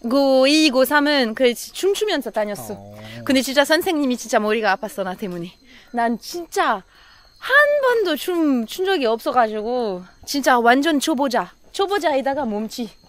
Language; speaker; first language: Korean; non-native, fluent; French